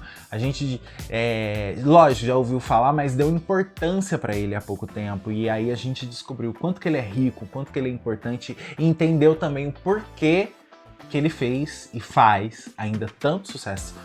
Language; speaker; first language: Portuguese; native; Portuguese